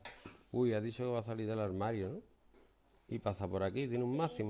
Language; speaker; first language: Spanish; native; Spanish